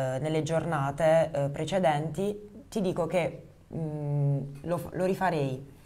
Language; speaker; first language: Italian; native; Italian